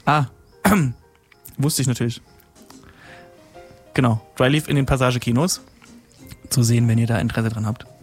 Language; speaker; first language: German; native; German